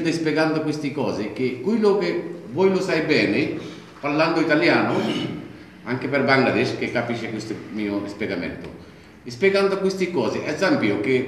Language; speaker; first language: Italian; non-native, learner; Bangla